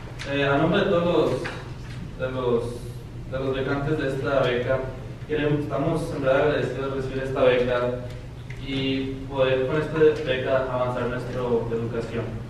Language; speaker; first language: Spanish; native; Spanish